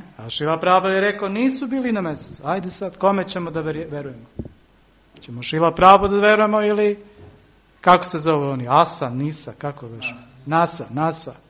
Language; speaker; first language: Serbian; early bilingual, heritage; Serbian